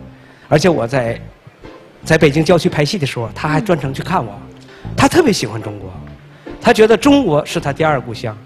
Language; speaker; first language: Chinese; native; Chinese